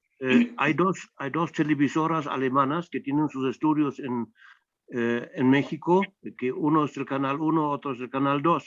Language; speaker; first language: Spanish; non-native, fluent; German